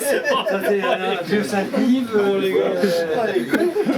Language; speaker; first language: French; native; French